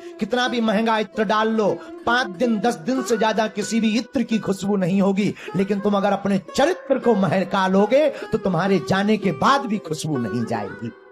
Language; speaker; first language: Hindi; native; Hindi